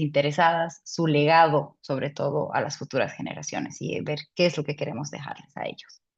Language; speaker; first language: Spanish; native; Spanish